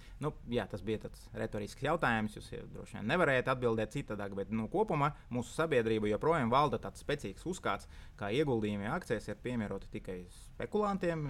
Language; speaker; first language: Latvian; non-native, local second language; Russian